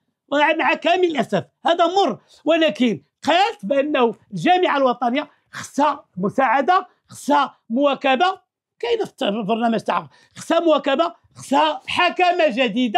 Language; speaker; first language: Arabic; native; Arabic